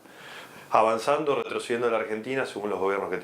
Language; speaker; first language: Spanish; native; Spanish